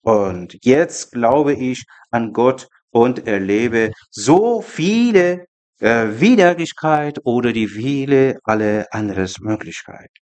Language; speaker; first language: German; non-native, learner; Persian